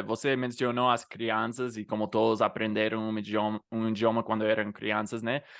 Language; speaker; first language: Portuguese; non-native, fluent; English